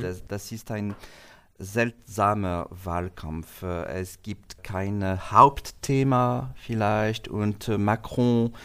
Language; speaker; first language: German; non-native, learner; French